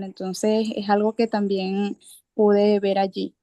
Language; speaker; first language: Spanish; native; Spanish